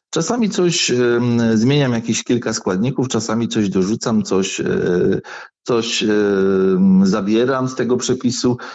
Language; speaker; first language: Polish; native; Polish